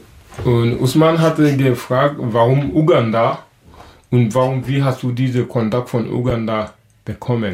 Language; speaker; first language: German; non-native, learner; Wolof